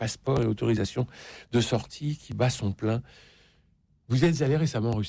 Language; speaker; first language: French; native; French